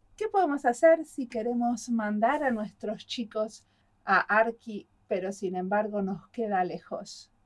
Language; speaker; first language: Spanish; native; Spanish